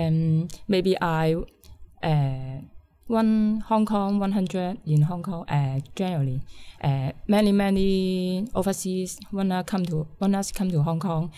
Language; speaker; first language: English; non-native, learner; Cantonese